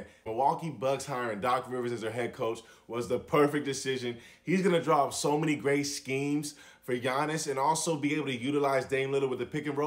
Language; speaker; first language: English; native; English